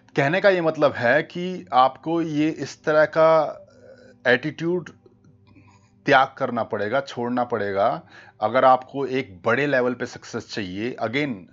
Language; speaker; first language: Hindi; native; Hindi